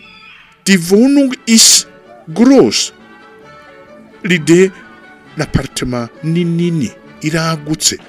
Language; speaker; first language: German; non-native, fluent; Rundi